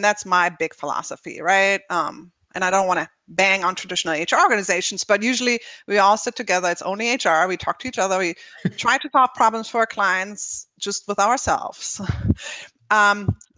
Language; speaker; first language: English; non-native, fluent; German